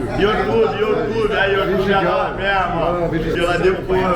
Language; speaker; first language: Portuguese; native; Portuguese